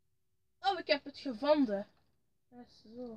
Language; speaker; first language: Dutch; early bilingual, other home language; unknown